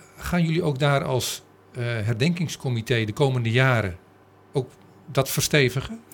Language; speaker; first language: Dutch; native; Dutch